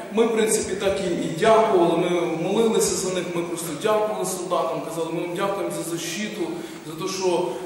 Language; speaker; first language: Ukrainian; native; Ukrainian